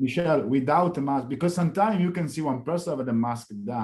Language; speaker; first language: English; non-native, learner; Italian